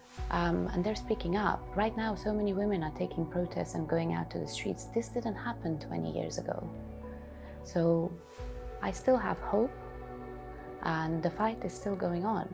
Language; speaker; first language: English; early bilingual, other home language; Persian